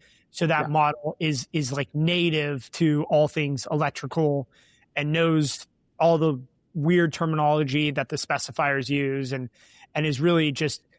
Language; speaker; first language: English; native; English